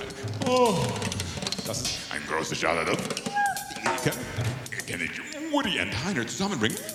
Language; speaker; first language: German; non-native, learner; English